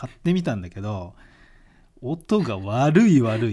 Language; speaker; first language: Japanese; native; Japanese